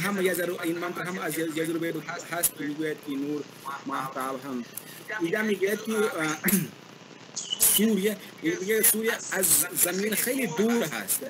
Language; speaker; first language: Persian; non-native, learner; Hindi